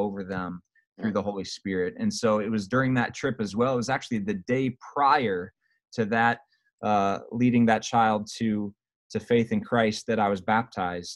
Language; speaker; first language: English; native; English